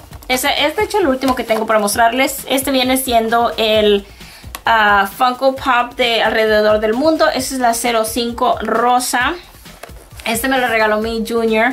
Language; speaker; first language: Spanish; native; Spanish